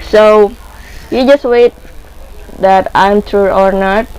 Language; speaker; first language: English; non-native, learner; Indonesian